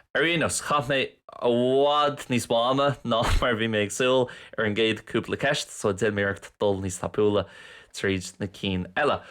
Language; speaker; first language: Irish; non-native, local second language; English